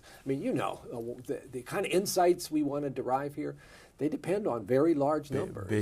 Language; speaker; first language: English; native; English